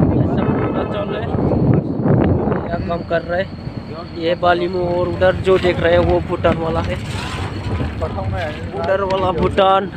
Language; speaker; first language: Hindi; non-native, local second language; Bodo